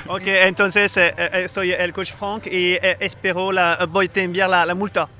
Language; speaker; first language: Spanish; non-native, learner; French